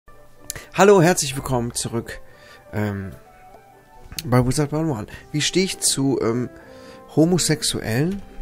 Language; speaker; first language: German; native; German